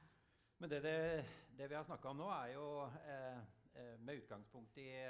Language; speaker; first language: Norwegian; native; Norwegian